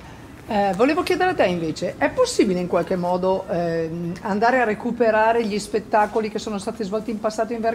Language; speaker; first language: Italian; native; Italian